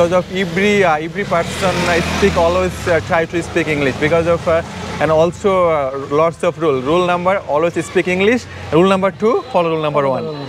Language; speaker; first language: English; non-native, learner; Bangla